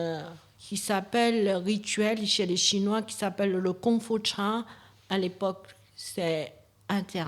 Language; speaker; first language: French; non-native, fluent; Chinese